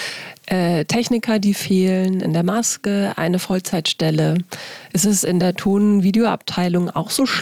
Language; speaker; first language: German; native; German